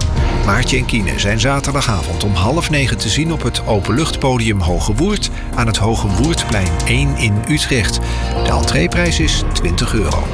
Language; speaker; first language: Dutch; native; Dutch